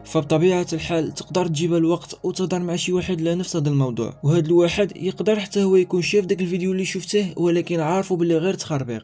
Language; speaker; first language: Arabic; native; Arabic